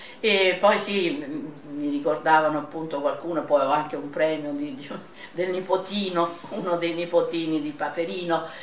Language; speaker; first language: Italian; native; Italian